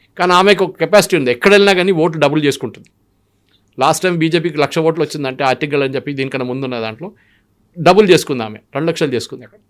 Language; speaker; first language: Telugu; non-native, local second language; Malayalam